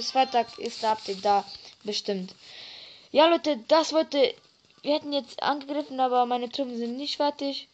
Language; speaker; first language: German; early bilingual, other home language; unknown